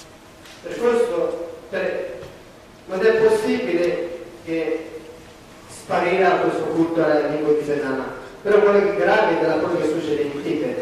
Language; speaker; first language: Italian; non-native, learner; Tibetan